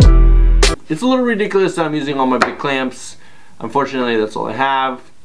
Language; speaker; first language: English; native; English